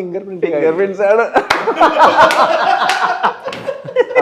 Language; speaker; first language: Malayalam; non-native, learner; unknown